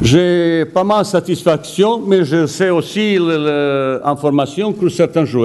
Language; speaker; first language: French; non-native, fluent; Bosnian